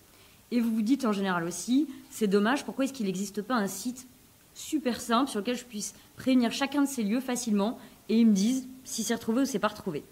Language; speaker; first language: French; native; French